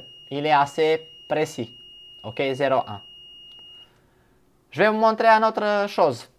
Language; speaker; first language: French; non-native, fluent; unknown